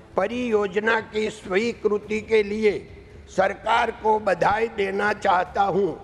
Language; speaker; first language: Hindi; non-native, local second language; Gujarati